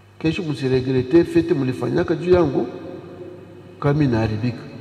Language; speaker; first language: Swahili; native; Swahili